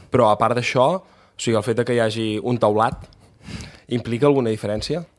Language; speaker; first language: Catalan; native; Catalan